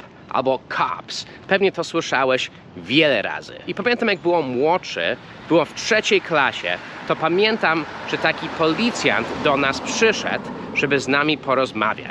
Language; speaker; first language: Polish; non-native, fluent; English